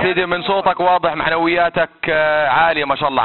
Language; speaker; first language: Arabic; native; Arabic